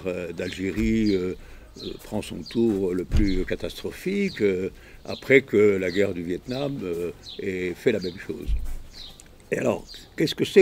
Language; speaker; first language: French; native; French